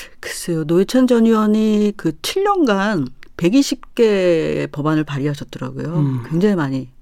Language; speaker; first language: Korean; native; Korean